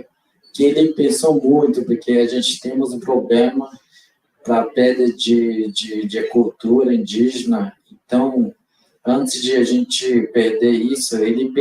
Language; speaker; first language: Portuguese; non-native, local second language; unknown